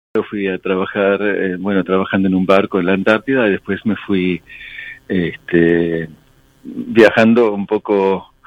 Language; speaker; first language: Spanish; non-native, local second language; English